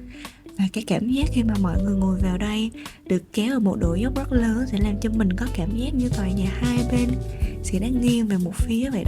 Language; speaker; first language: Vietnamese; native; Vietnamese